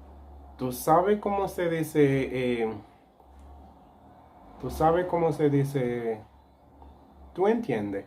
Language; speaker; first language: Spanish; non-native, local second language; Haitian Creole